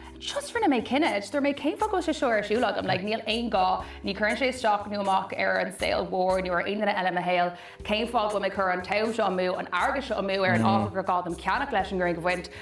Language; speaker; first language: Irish; non-native, local second language; English